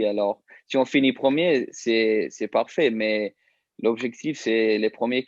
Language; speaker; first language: French; early bilingual, heritage; English